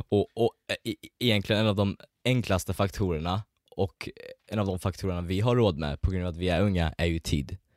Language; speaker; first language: Swedish; early bilingual, other home language; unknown